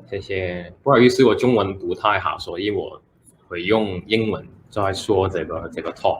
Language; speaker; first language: Chinese; early bilingual, heritage; Chinese